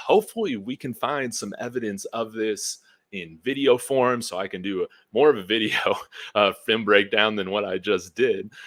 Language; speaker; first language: English; native; English